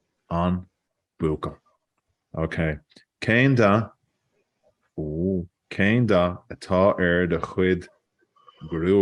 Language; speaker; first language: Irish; non-native, learner; English